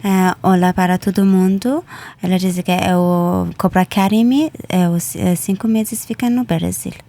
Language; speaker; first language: Portuguese; non-native, learner; Persian